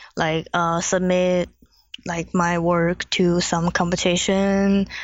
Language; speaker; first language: English; non-native, learner; Chinese